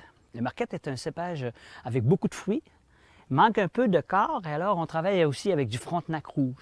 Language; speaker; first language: French; native; French